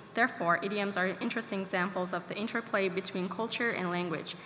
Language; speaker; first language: English; non-native, fluent; Persian